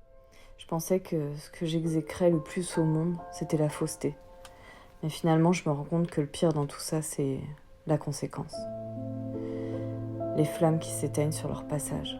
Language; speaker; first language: French; native; French